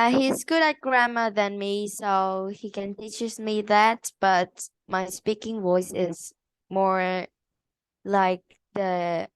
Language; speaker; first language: English; non-native, learner; Vietnamese